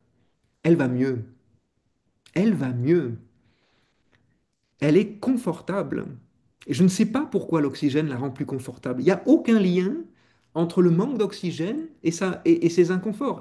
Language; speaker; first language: French; native; French